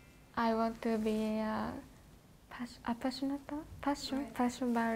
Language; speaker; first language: English; non-native, learner; Japanese